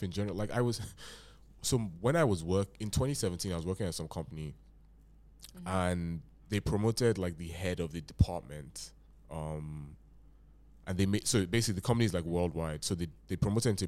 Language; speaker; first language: English; non-native, local second language; Yoruba